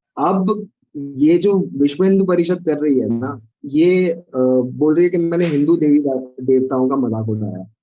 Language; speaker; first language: Hindi; non-native, local second language; Sindhi